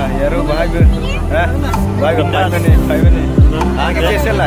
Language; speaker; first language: Hindi; non-native, local second language; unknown